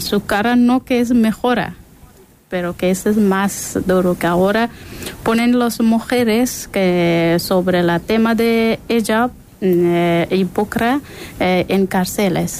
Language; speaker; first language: Spanish; non-native, learner; Persian